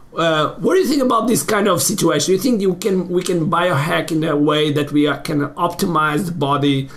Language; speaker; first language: English; non-native, fluent; Portuguese